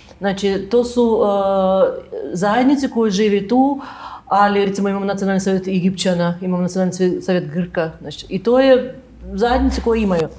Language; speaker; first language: Serbian; non-native, fluent; Russian